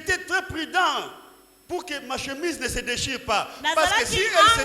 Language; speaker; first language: French; non-native, local second language; Lingala